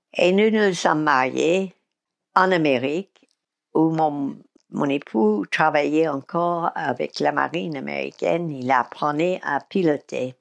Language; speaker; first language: French; non-native, fluent; English